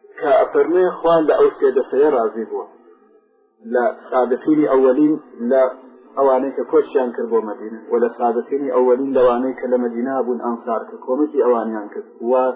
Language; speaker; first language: Central Kurdish; non-native, local second language; Gurani